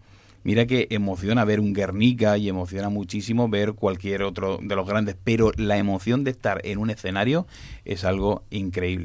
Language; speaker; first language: Spanish; native; Spanish